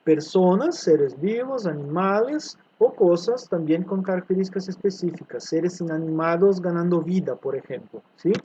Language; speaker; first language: Spanish; non-native, fluent; Portuguese